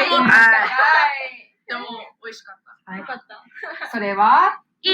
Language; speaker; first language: Japanese; non-native, learner; English